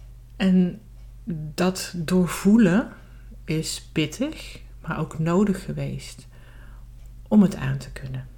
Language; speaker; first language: Dutch; native; Dutch